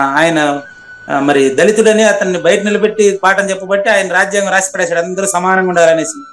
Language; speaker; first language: Telugu; native; Telugu